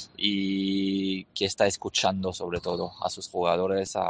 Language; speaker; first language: Spanish; non-native, fluent; French